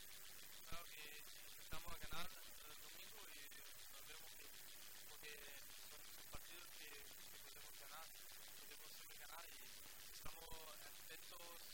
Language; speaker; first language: Spanish; non-native, learner; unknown